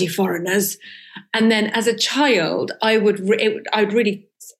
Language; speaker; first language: English; early bilingual, other home language; Persian